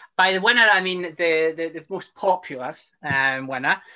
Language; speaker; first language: English; native; English